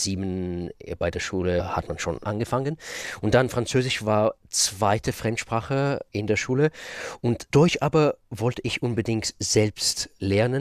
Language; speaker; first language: German; non-native, fluent; Russian